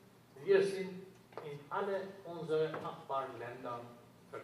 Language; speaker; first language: German; non-native, learner; Albanian